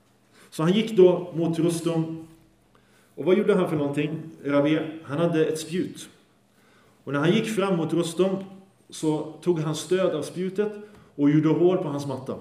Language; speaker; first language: Swedish; early bilingual, other home language; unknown